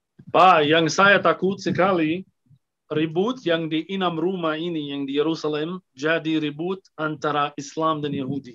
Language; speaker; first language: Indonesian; non-native, fluent; Arabic